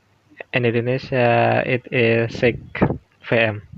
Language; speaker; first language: English; non-native, learner; Indonesian